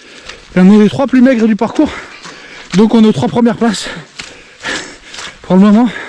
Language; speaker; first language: French; native; French